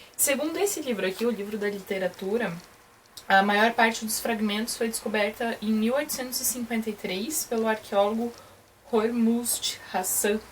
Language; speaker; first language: Portuguese; native; Portuguese